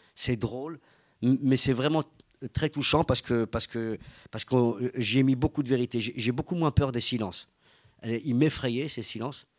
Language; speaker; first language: French; native; French